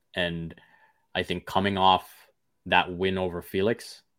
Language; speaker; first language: English; early bilingual, other home language; Hindi